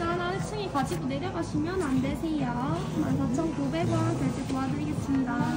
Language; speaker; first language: Korean; native; Korean